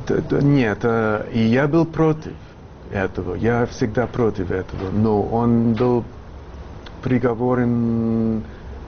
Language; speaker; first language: Russian; non-native, fluent; English